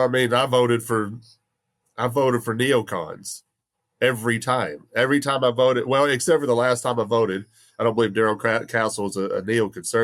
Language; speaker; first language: English; native; English